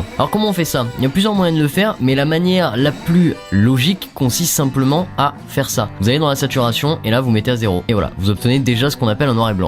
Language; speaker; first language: French; native; French